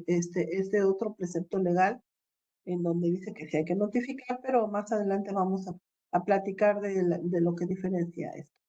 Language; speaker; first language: Spanish; native; Spanish